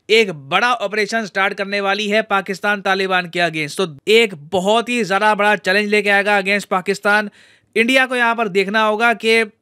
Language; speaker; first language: Hindi; native; Hindi